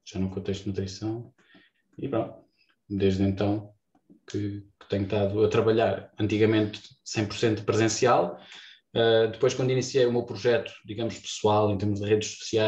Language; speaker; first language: Portuguese; native; Portuguese